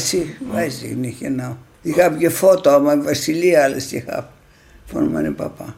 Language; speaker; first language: German; non-native, learner; Greek